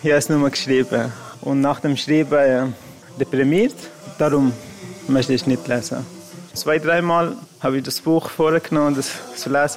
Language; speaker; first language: German; non-native, learner; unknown